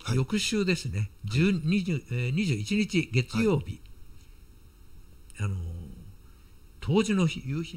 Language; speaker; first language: Japanese; native; Japanese